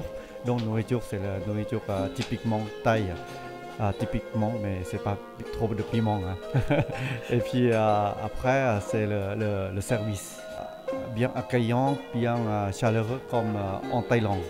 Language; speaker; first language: French; non-native, fluent; Thai